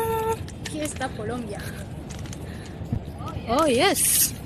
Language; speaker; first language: Spanish; non-native, learner; Indonesian